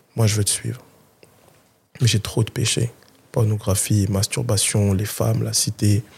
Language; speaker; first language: French; early bilingual, other home language; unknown